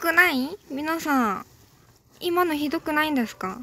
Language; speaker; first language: Japanese; non-native, fluent; Korean